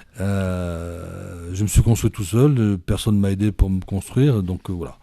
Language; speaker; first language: French; native; French